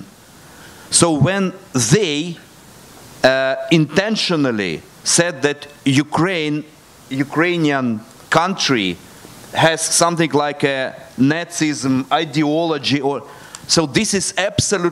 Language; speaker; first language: English; non-native, fluent; Russian